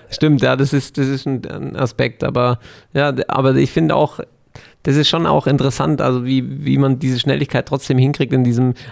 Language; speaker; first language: German; native; German